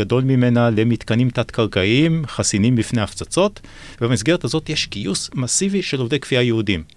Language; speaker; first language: Hebrew; native; Hebrew